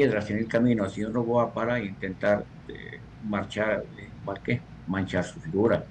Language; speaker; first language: Spanish; native; Spanish